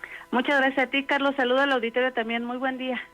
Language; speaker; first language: Spanish; native; Spanish